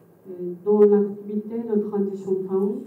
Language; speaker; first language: French; non-native, fluent; Japanese